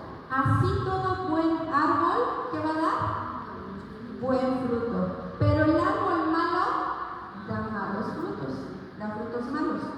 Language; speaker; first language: Spanish; native; Spanish